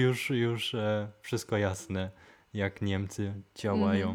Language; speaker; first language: Polish; non-native, fluent; German